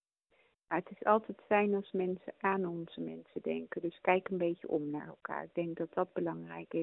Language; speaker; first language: Dutch; native; Dutch